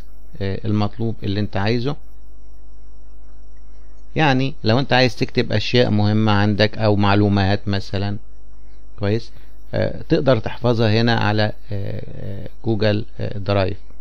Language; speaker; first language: Arabic; native; Arabic